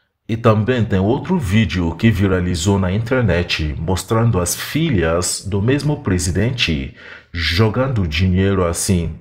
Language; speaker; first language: Portuguese; non-native, fluent; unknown